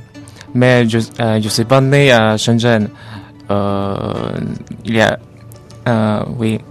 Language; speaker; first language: French; non-native, learner; Chinese